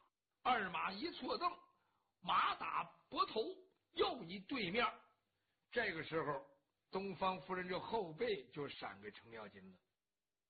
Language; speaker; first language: Chinese; native; Chinese